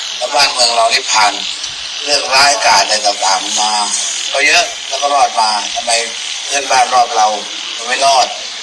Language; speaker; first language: Thai; native; Thai